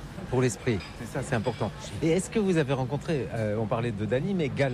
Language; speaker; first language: French; native; French